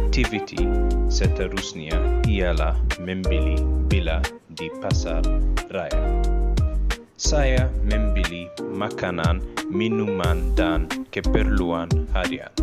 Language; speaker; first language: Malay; non-native, learner; Arabic